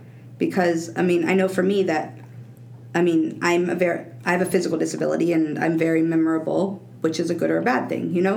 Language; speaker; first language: English; native; English